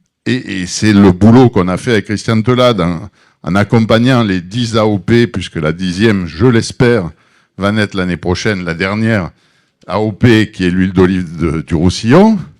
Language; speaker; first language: French; native; French